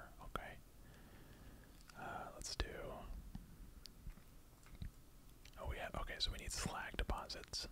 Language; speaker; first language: English; native; English